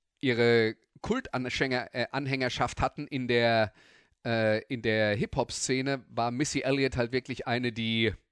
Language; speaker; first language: German; native; German